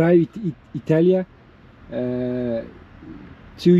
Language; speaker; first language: English; non-native, learner; Turkish